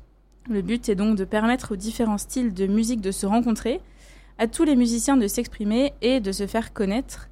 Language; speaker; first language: French; native; French